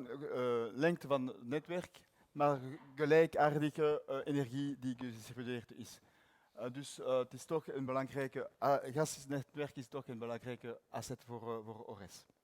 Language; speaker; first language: Dutch; non-native, learner; French